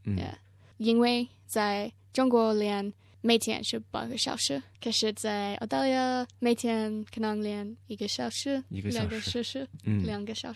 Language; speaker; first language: Chinese; non-native, learner; English